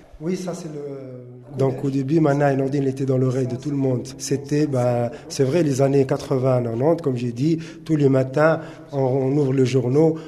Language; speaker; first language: French; non-native, local second language; Arabic